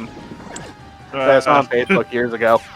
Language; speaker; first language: English; native; English